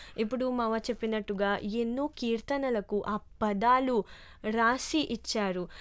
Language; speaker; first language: Telugu; early bilingual, heritage; Telugu